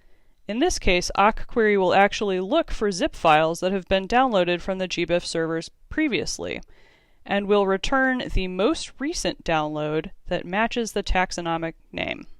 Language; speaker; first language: English; native; English